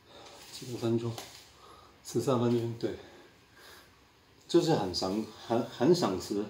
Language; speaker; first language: Chinese; non-native, local second language; Cantonese